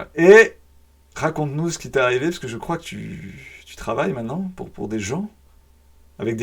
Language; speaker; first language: French; native; French